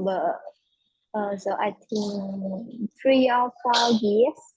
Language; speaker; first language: English; non-native, learner; Vietnamese